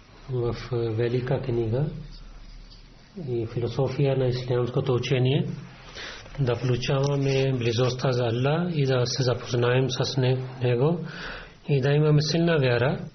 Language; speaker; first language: Bulgarian; non-native, fluent; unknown